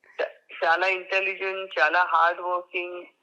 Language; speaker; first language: Telugu; non-native, learner; Gujarati